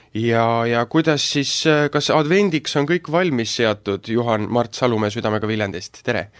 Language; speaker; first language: Estonian; native; Estonian